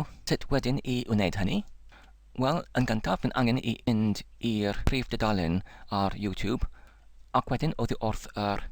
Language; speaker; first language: Welsh; non-native, learner; English